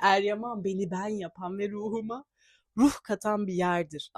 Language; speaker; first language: Turkish; native; Turkish